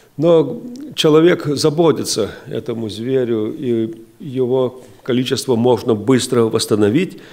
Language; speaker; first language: Russian; non-native, local second language; Lithuanian